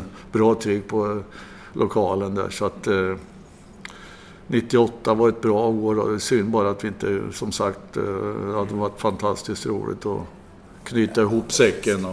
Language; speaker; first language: Swedish; native; Swedish